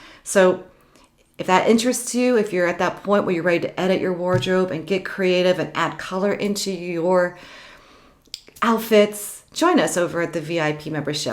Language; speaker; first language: English; native; English